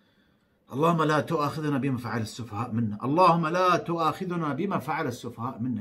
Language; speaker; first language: Arabic; native; Arabic